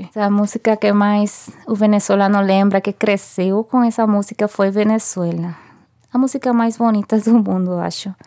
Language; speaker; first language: Portuguese; non-native, fluent; Spanish